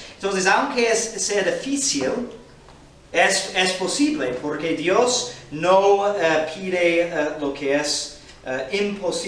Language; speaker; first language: Spanish; non-native, fluent; English